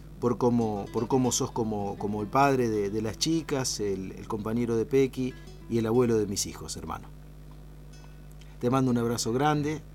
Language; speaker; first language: Spanish; native; Spanish